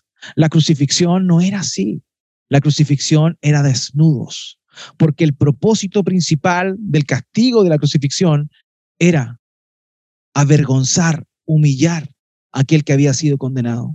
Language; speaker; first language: Spanish; native; Spanish